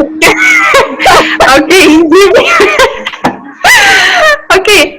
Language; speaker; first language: English; non-native, learner; Arabic